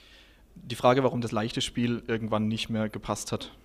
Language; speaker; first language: German; native; German